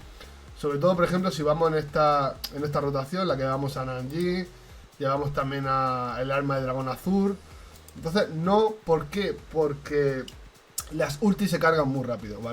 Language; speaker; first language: Spanish; native; Spanish